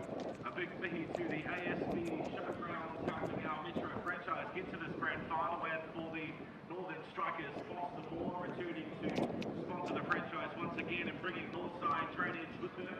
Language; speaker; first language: English; native; English